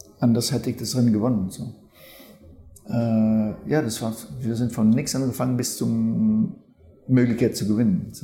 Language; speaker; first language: German; non-native, fluent; French